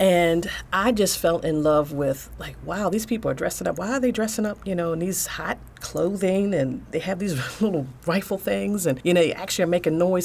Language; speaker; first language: English; native; English